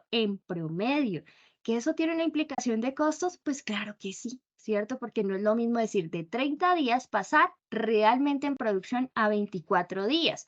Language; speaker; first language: Spanish; native; Spanish